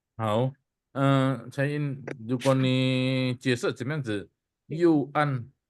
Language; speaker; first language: Chinese; non-native, fluent; Indonesian